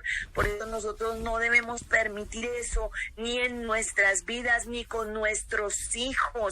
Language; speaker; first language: Spanish; native; Spanish